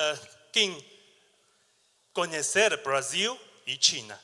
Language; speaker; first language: Portuguese; non-native, learner; Chinese